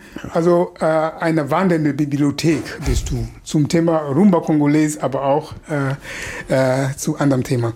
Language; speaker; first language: German; non-native, fluent; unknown